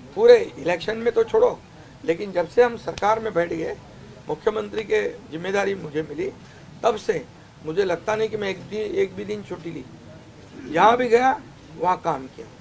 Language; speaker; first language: Hindi; non-native, local second language; Marathi